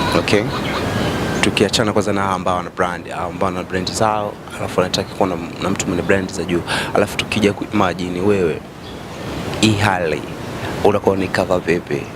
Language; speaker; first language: Swahili; native; Swahili